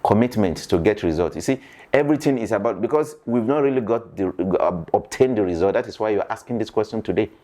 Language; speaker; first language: English; non-native, local second language; Yoruba